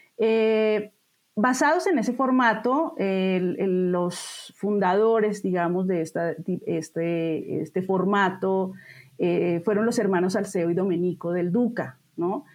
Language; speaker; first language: Spanish; native; Spanish